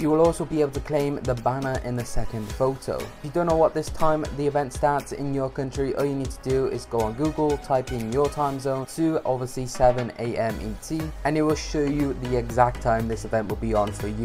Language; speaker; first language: English; native; English